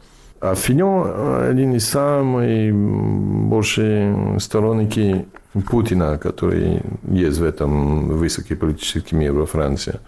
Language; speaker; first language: Russian; non-native, fluent; English